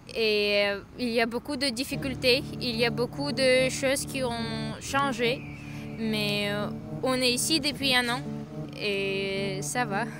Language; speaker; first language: French; non-native, fluent; Ukrainian